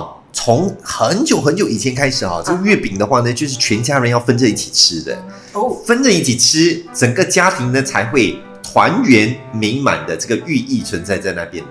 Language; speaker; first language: Chinese; native; Chinese